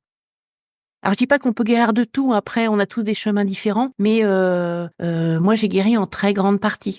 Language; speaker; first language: French; native; French